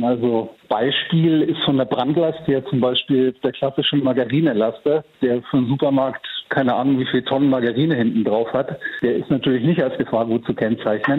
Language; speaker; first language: German; native; German